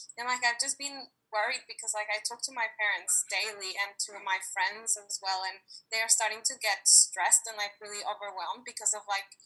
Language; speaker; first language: English; non-native, fluent; Spanish